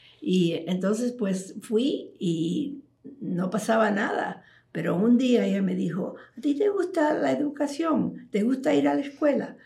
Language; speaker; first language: Spanish; early bilingual, heritage; Spanish